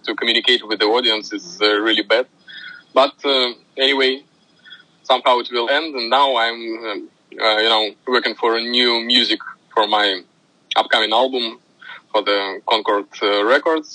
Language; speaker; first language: English; non-native, fluent; Russian